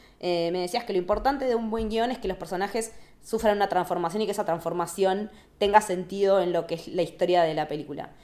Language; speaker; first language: Spanish; native; Spanish